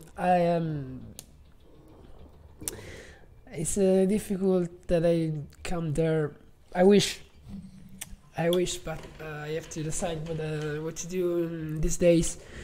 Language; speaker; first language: English; non-native, learner; Italian